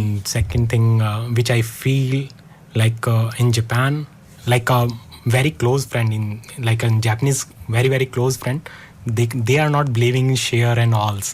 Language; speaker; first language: English; non-native, learner; Hindi